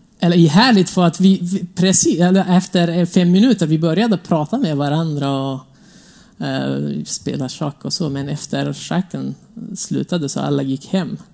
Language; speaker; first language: Swedish; non-native, fluent; Kurdish